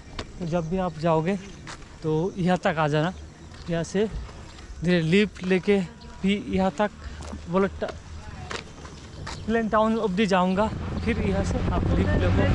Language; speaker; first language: Hindi; non-native, local second language; Bangla